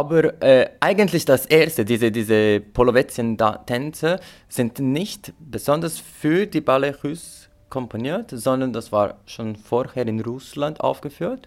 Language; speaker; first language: German; non-native, fluent; Portuguese